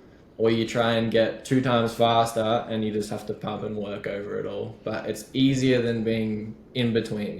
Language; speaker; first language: English; native; English